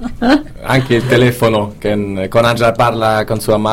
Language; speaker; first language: Italian; non-native, learner; German